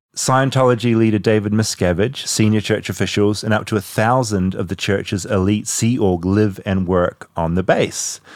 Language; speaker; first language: English; native; English